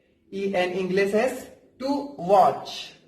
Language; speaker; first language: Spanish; non-native, fluent; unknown